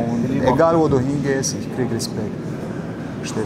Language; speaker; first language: German; non-native, learner; Chechen